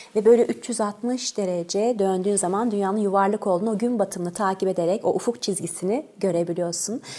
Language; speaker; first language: Turkish; early bilingual, other home language; French